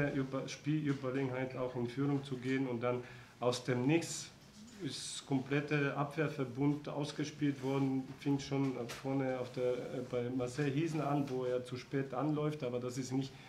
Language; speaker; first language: German; non-native, fluent; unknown